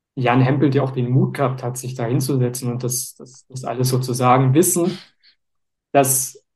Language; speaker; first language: German; native; German